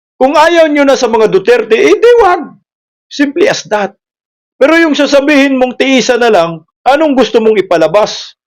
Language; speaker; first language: Filipino; non-native, local second language; Cebuano